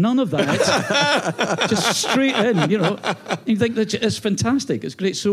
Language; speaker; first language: English; native; English